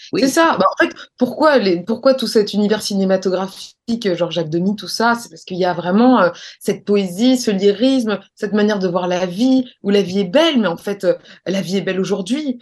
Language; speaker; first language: French; native; French